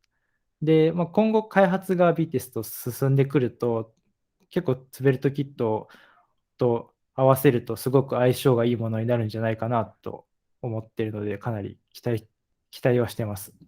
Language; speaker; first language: Japanese; native; Japanese